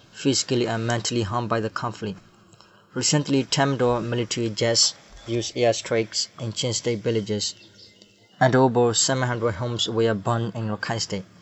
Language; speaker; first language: English; non-native, learner; Burmese